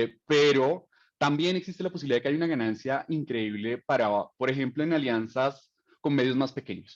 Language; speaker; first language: Spanish; native; Spanish